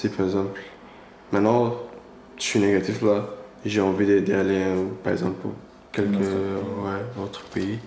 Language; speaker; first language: French; non-native, learner; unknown